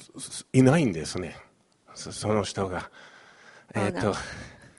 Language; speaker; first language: Japanese; non-native, fluent; Chinese